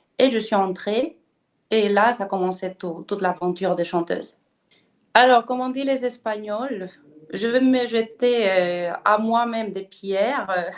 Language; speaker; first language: French; non-native, fluent; Spanish